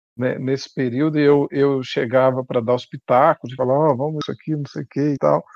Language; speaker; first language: Portuguese; native; Portuguese